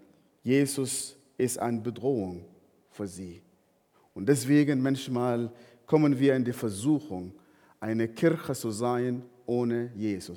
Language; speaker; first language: German; non-native, fluent; Arabic